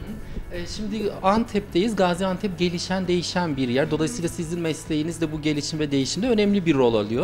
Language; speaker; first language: Turkish; native; Turkish